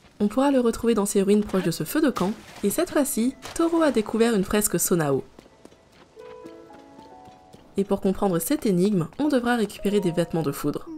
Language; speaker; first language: French; native; French